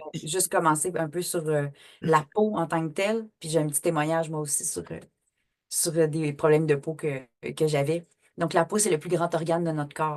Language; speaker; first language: French; native; French